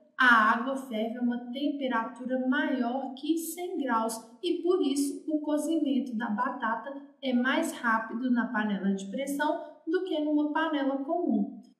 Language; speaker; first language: Portuguese; native; Portuguese